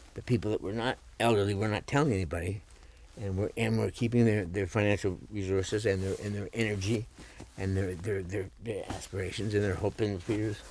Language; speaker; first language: English; native; English